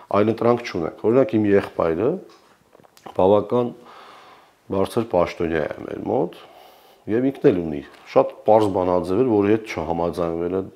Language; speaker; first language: Armenian; native; Armenian